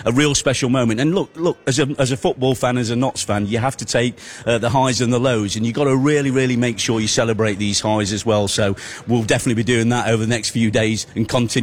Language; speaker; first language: English; native; English